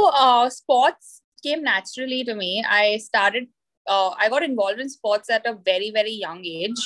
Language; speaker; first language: English; non-native, local second language; Marathi